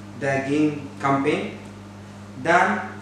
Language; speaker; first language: Indonesian; non-native, learner; Arabic